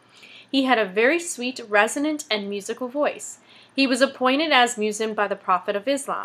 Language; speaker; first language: English; native; English